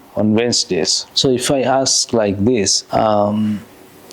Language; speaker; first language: English; non-native, local second language; Sinhala